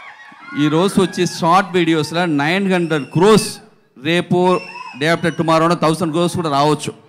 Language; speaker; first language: Telugu; non-native, learner; Tamil